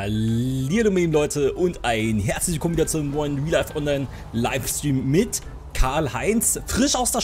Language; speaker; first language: German; native; German